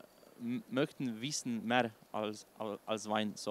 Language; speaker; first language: German; non-native, learner; Slovenian